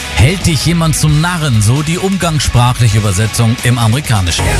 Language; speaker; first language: German; native; German